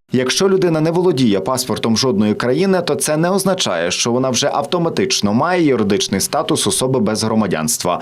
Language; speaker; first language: Ukrainian; native; Ukrainian